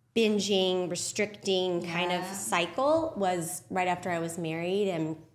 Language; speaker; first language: English; native; English